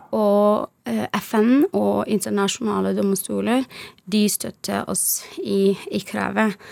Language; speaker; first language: Norwegian; non-native, fluent; Arabic